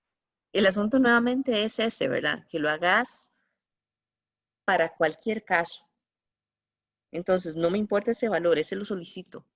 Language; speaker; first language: Spanish; native; Spanish